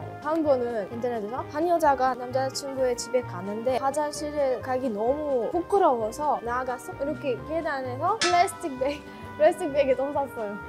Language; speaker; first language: Korean; non-native, learner; Russian